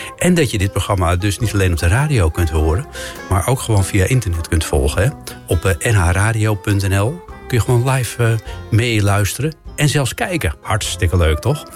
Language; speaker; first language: Dutch; native; Dutch